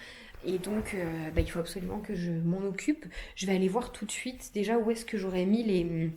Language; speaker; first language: French; native; French